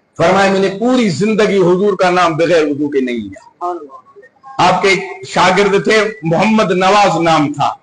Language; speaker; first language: Urdu; non-native, local second language; Sindhi